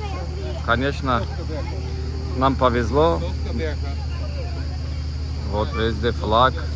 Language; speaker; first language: Russian; non-native, learner; Turkish